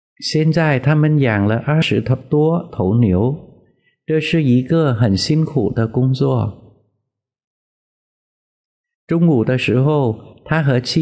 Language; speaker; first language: Chinese; non-native, fluent; Vietnamese